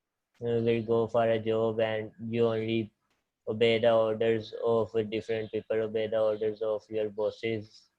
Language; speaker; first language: English; non-native, learner; Punjabi